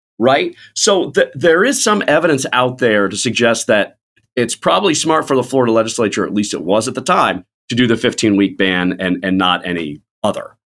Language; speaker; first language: English; native; English